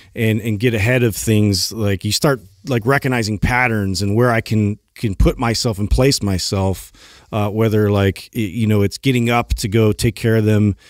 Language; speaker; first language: English; native; English